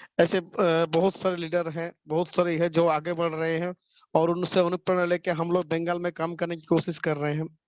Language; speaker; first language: Hindi; non-native, local second language; Bangla